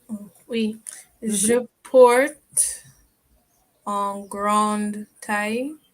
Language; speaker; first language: French; non-native, learner; English